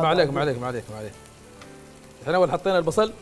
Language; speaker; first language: Arabic; native; Arabic